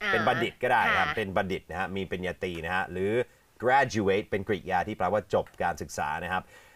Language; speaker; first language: Thai; native; Thai